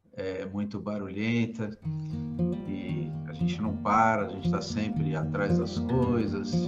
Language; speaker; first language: Portuguese; native; Portuguese